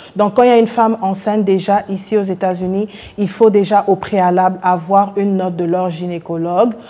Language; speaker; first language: French; non-native, local second language; Lingala